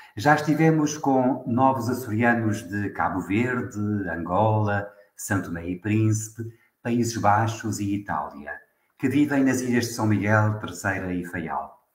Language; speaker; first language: Portuguese; native; Portuguese